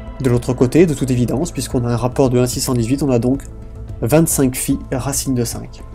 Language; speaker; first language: French; native; French